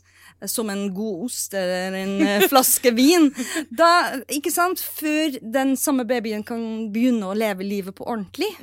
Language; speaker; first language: Norwegian; non-native, fluent; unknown